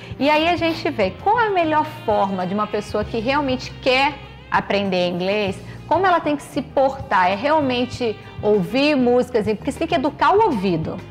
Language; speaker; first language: Portuguese; native; Portuguese